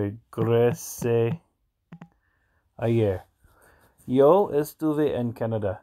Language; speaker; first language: Spanish; non-native, learner; English